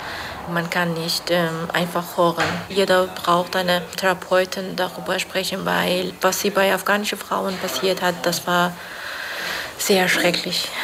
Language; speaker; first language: German; non-native, fluent; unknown